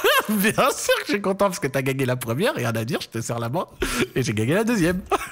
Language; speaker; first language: French; native; French